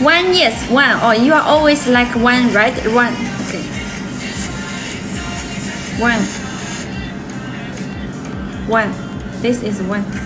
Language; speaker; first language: English; non-native, learner; Chinese